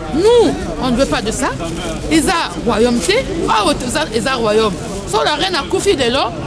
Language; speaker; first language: French; non-native, local second language; Lingala